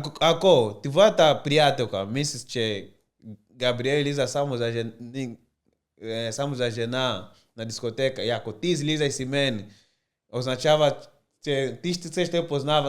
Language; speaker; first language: Bulgarian; non-native, learner; Portuguese